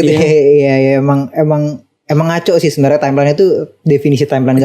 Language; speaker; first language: Indonesian; native; Indonesian